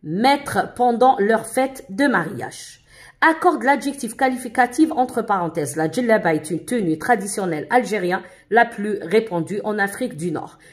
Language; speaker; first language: French; non-native, local second language; Arabic